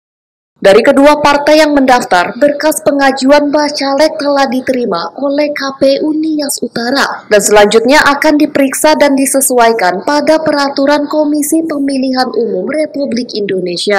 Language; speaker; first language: Indonesian; native; Indonesian